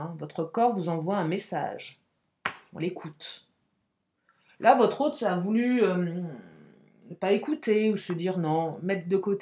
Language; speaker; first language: French; native; French